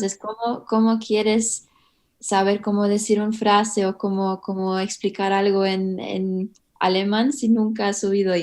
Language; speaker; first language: Spanish; early bilingual, heritage; English